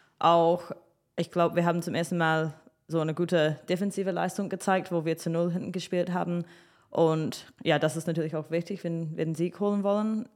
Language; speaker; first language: German; early bilingual, heritage; English